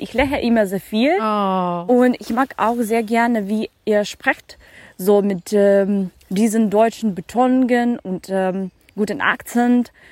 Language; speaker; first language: German; non-native, learner; Ukrainian